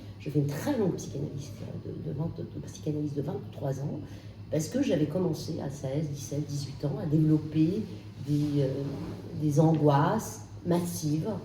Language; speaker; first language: French; non-native, local second language; Arabic